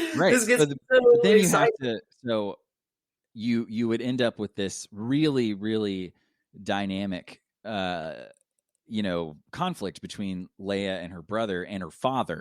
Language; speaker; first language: English; native; English